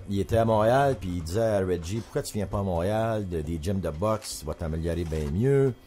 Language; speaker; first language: French; native; French